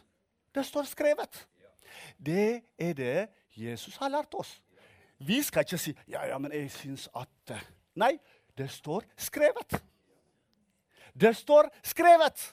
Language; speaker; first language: Norwegian; non-native, fluent; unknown